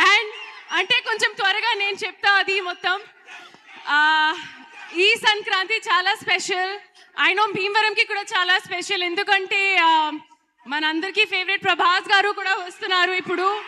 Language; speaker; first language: Telugu; non-native, learner; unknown